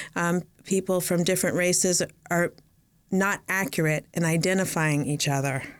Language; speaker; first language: English; native; English